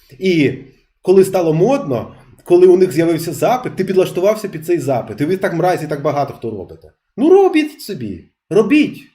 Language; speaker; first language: Ukrainian; non-native, local second language; Russian